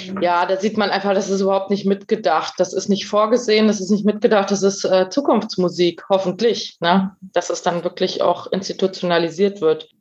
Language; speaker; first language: German; native; German